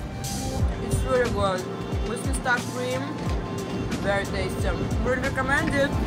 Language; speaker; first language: English; non-native, learner; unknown